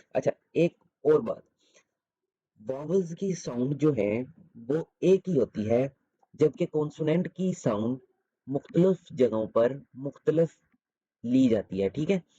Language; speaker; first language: Urdu; native; Urdu